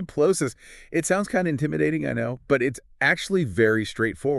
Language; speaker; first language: English; native; English